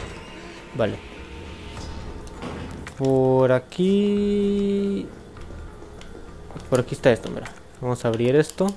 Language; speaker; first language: Spanish; native; Spanish